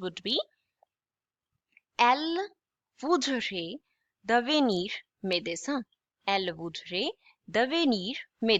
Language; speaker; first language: French; non-native, fluent; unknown